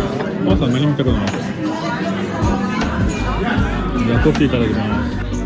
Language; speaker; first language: Japanese; non-native, learner; French